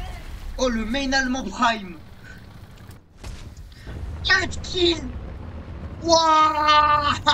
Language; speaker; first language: French; native; French